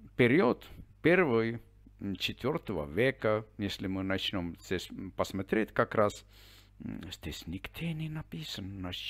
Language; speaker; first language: Russian; non-native, fluent; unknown